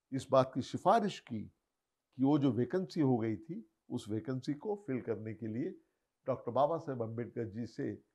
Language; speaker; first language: Hindi; non-native, local second language; Marathi